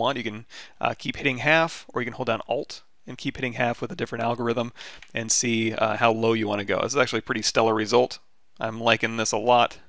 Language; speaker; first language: English; native; English